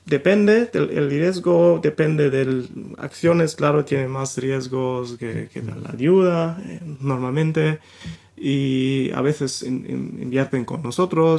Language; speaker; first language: Spanish; non-native, fluent; German